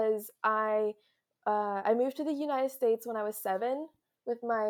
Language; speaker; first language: English; early bilingual, other home language; French